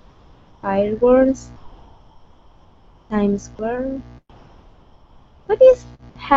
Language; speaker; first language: English; non-native, learner; Spanish